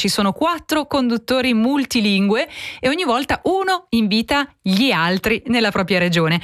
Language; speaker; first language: Italian; native; Italian